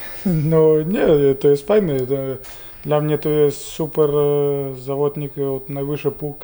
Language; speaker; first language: Polish; non-native, fluent; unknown